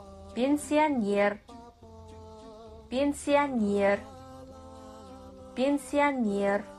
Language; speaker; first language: Russian; non-native, fluent; Kazakh